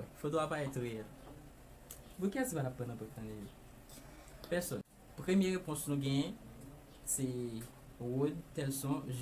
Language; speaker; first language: French; non-native, learner; Haitian Creole